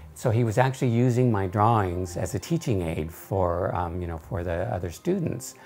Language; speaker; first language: English; native; English